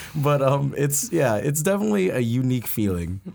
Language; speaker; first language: English; native; English